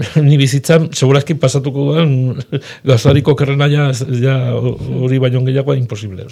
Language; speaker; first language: Basque; non-native, local second language; Spanish